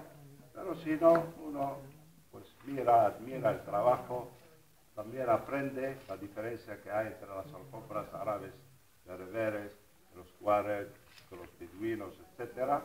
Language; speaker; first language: Spanish; non-native, fluent; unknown